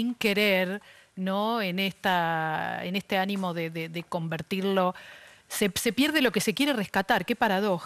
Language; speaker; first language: Spanish; native; Spanish